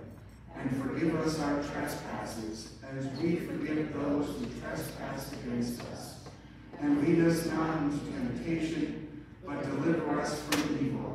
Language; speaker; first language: English; native; English